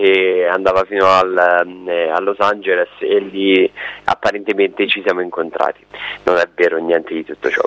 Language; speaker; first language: Italian; native; Italian